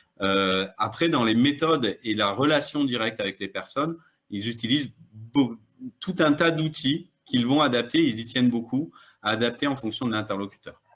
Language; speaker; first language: French; native; French